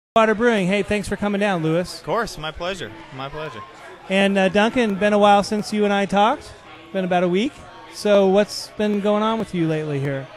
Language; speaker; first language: English; native; English